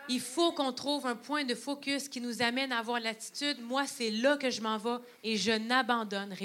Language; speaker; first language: French; native; French